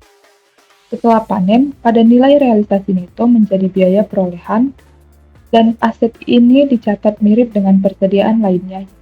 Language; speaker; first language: Indonesian; native; Indonesian